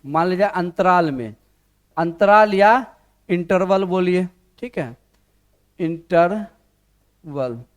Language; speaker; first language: Hindi; native; Hindi